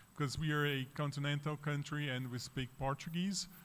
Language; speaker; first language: English; non-native, fluent; Portuguese